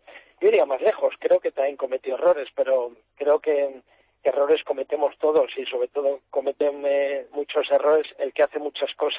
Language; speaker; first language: Spanish; native; Spanish